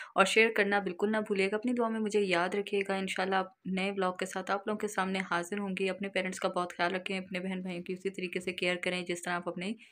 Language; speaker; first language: Urdu; native; Urdu